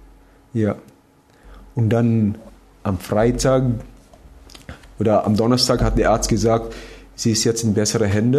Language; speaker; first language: German; non-native, fluent; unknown